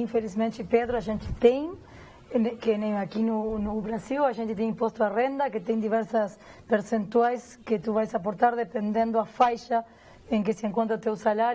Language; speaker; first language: Portuguese; non-native, fluent; Spanish